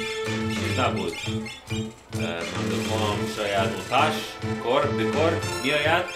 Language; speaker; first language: Persian; non-native, learner; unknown